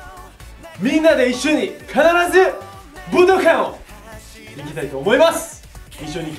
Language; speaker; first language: Japanese; non-native, learner; Korean